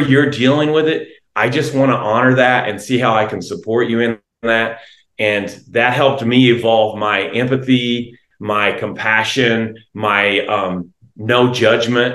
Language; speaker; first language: English; native; English